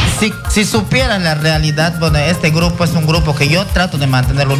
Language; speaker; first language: Spanish; native; Spanish